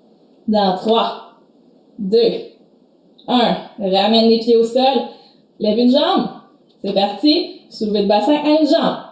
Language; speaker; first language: French; native; French